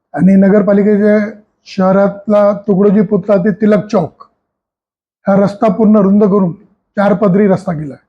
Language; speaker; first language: Marathi; non-native, local second language; Hindi